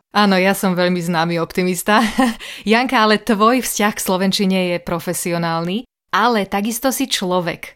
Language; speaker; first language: Slovak; native; Slovak